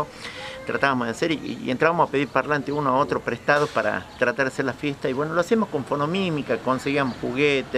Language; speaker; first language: Spanish; native; Spanish